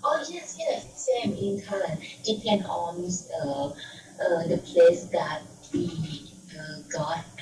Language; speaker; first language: English; non-native, learner; Thai